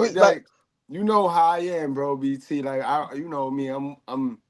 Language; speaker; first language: English; native; English